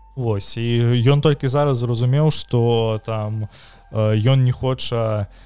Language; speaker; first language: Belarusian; non-native, local second language; Russian